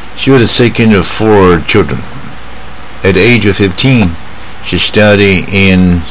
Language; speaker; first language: English; non-native, fluent; Chinese